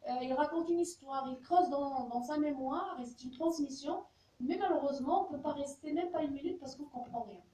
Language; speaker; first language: French; non-native, local second language; Arabic